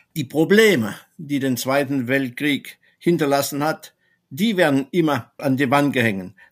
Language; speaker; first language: German; non-native, fluent; French